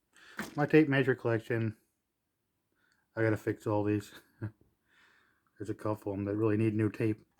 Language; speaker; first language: English; native; English